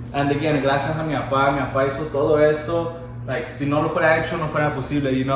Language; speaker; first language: Spanish; early bilingual, heritage; Spanish